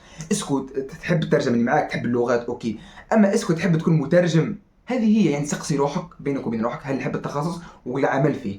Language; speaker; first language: Arabic; native; Arabic